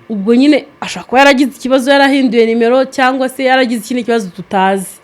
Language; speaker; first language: Kinyarwanda; native; Kinyarwanda